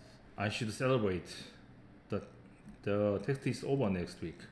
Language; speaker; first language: English; non-native, fluent; Korean